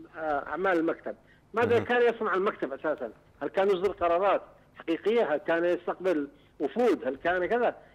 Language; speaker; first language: Arabic; native; Arabic